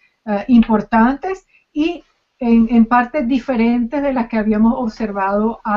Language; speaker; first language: Spanish; non-native, fluent; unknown